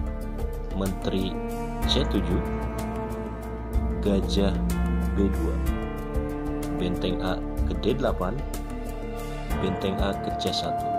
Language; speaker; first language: Indonesian; native; Indonesian